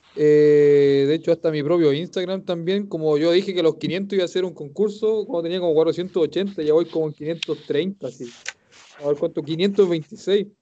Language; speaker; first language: Spanish; native; Spanish